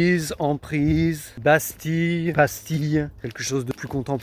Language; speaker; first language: French; native; French